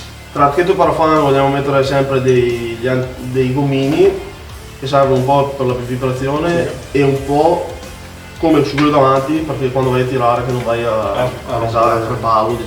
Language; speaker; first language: Italian; native; Italian